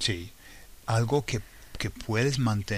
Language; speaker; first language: Spanish; non-native, fluent; English